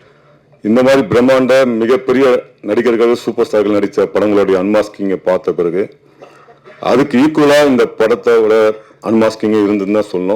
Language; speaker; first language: Tamil; native; Tamil